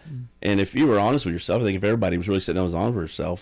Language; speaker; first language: English; native; English